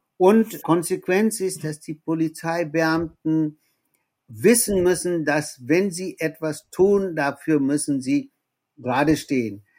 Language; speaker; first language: German; non-native, fluent; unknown